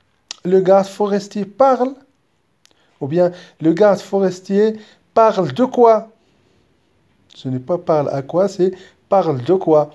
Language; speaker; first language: French; non-native, local second language; Arabic